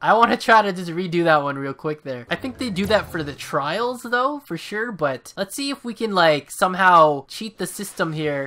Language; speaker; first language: English; native; English